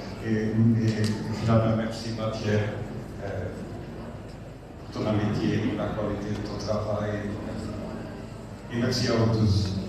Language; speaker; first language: French; non-native, fluent; Portuguese